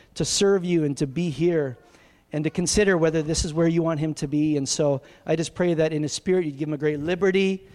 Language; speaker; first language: English; native; English